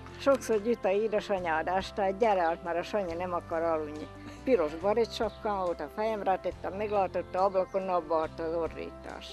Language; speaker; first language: Hungarian; native; Hungarian